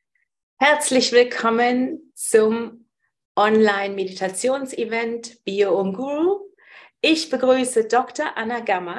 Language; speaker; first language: German; native; German